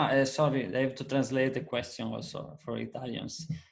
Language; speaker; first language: English; non-native, fluent; Italian